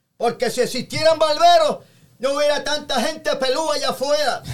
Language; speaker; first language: Spanish; native; Spanish